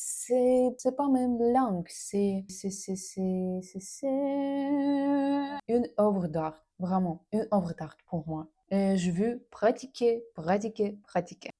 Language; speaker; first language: French; non-native, learner; Russian